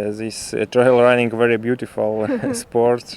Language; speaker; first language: English; non-native, learner; Russian